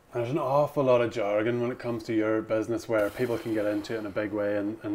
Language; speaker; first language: English; native; English